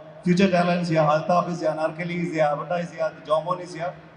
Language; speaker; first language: English; non-native, local second language; Malayalam